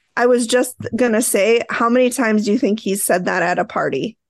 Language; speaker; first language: English; native; English